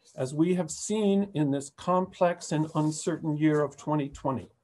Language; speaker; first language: English; native; English